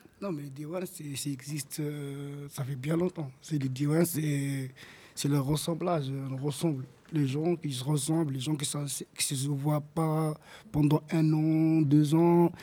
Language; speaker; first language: French; non-native, local second language; Arabic